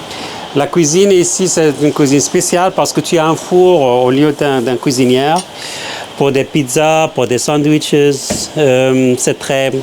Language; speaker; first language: French; non-native, fluent; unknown